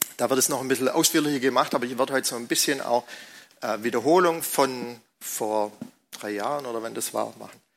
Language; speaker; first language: German; native; German